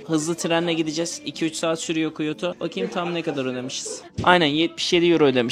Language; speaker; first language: Turkish; native; Turkish